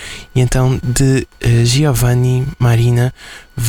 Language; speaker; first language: Portuguese; native; Portuguese